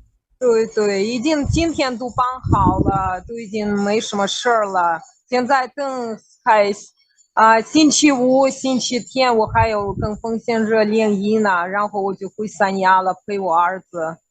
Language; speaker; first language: Chinese; non-native, fluent; Russian